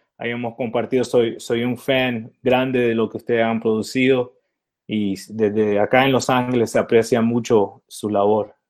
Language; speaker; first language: Spanish; early bilingual, heritage; Spanish